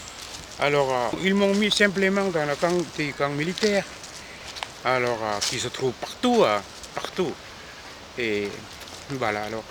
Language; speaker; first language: French; non-native, fluent; Korean